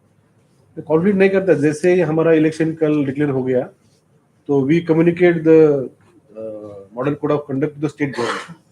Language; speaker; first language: Hindi; non-native, local second language; Bangla